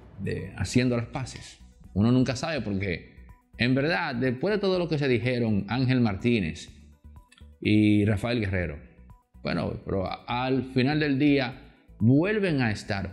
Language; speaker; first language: Spanish; native; Spanish